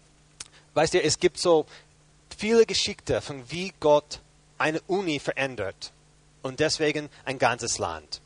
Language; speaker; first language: German; non-native, fluent; English